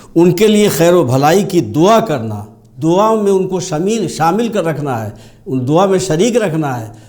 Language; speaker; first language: Urdu; native; Urdu